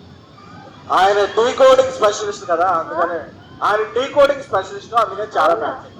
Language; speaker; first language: Telugu; native; Telugu